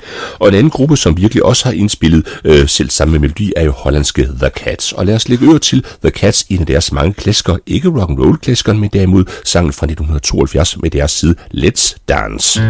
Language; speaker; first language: Danish; native; Danish